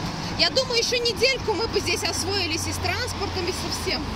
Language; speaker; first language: Russian; native; Russian